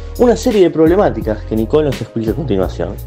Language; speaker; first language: Spanish; native; Spanish